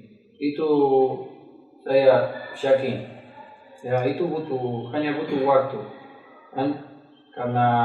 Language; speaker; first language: Indonesian; non-native, fluent; Spanish